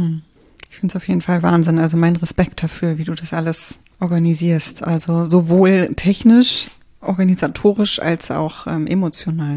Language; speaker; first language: German; native; German